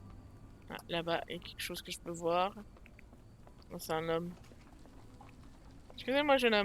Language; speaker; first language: French; native; French